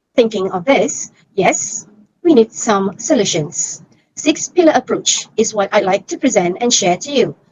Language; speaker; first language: English; non-native, local second language; Malay